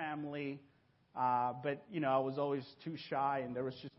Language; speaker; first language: English; early bilingual, other home language; Spanish